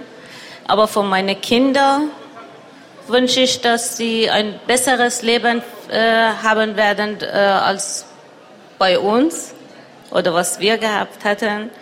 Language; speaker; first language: German; non-native, learner; Persian